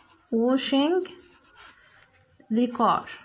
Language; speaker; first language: English; non-native, learner; Arabic